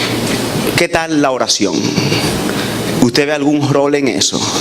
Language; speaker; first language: Spanish; native; Spanish